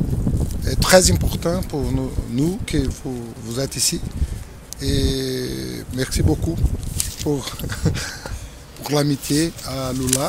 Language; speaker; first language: French; non-native, learner; Portuguese